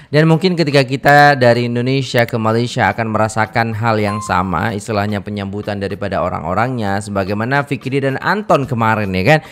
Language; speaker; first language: Indonesian; native; Indonesian